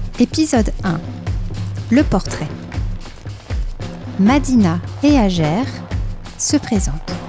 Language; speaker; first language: French; native; French